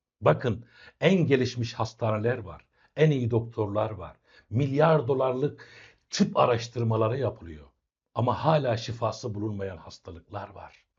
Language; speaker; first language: Turkish; native; Turkish